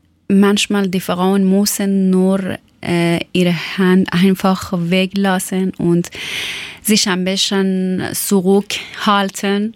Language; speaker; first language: German; non-native, learner; Persian